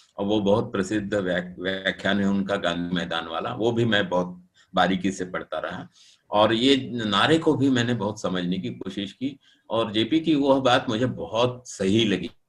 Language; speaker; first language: Hindi; non-native, local second language; Marathi